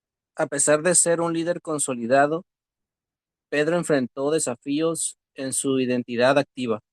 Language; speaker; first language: Spanish; native; Spanish